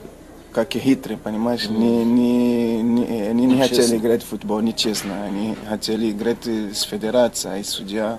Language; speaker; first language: Russian; non-native, learner; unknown